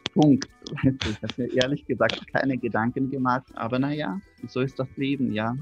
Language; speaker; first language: German; non-native, fluent; Russian